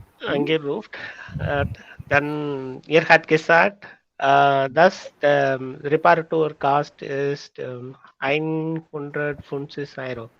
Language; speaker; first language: German; non-native, learner; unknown